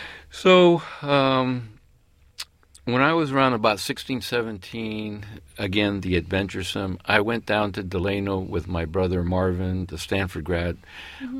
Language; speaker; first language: English; early bilingual, other home language; Spanish